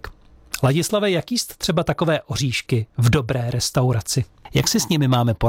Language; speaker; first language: Czech; native; Czech